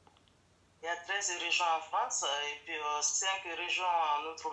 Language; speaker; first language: French; non-native, fluent; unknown